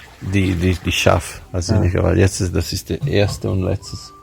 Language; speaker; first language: German; non-native, learner; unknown